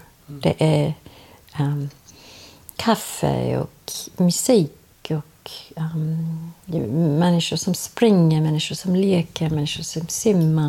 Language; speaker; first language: Swedish; non-native, fluent; English